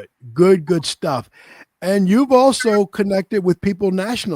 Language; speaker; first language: English; native; English